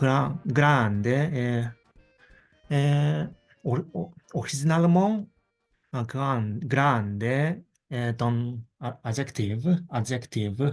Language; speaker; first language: French; non-native, fluent; Japanese